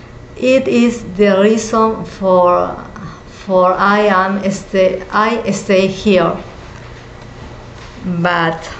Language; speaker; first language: English; non-native, learner; Spanish